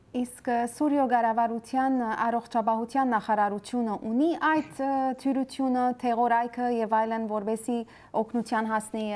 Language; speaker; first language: Armenian; early bilingual, heritage; Armenian